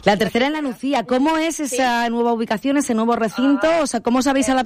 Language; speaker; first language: Spanish; native; Spanish